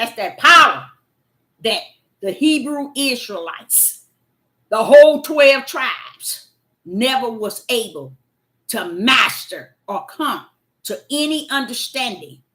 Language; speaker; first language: English; native; English